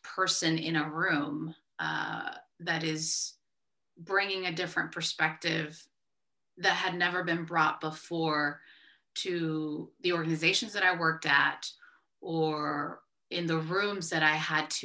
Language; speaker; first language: English; early bilingual, other home language; Spanish